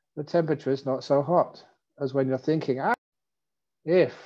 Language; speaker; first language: English; native; English